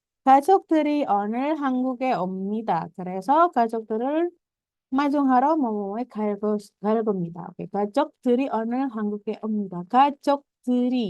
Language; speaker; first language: Korean; non-native, fluent; Indonesian